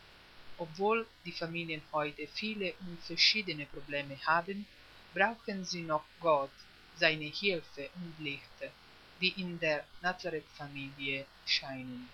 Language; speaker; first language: German; non-native, fluent; Italian